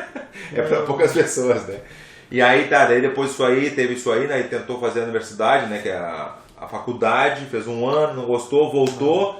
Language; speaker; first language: Portuguese; native; Portuguese